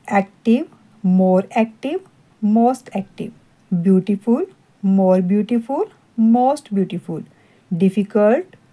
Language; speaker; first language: Hindi; non-native, local second language; Punjabi